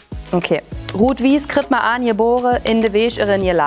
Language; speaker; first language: German; native; German